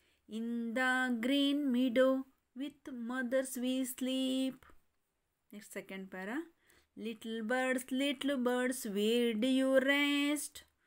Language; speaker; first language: English; non-native, local second language; Kannada